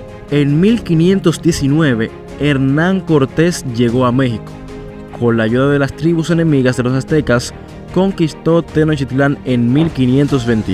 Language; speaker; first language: Spanish; native; Spanish